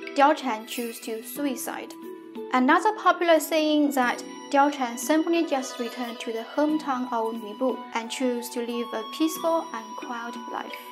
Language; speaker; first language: English; non-native, fluent; Chinese